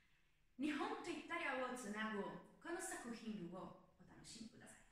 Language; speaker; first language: Japanese; non-native, learner; Italian